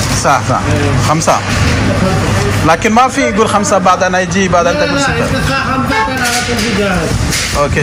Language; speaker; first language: Arabic; non-native, learner; French